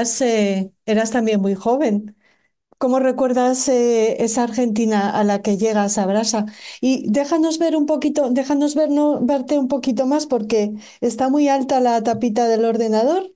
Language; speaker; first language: Spanish; native; Spanish